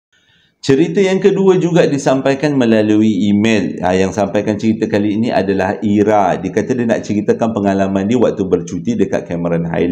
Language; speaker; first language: Malay; native; Malay